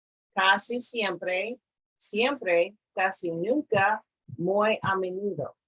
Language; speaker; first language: Spanish; non-native, fluent; English